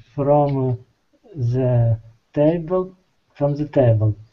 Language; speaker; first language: English; non-native, learner; Ukrainian